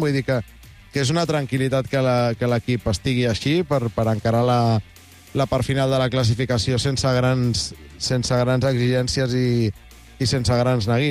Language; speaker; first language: Catalan; native; Catalan